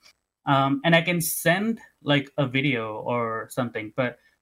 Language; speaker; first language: English; non-native, local second language; Tamil